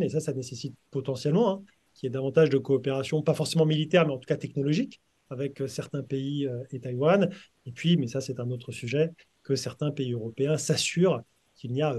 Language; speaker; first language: French; native; French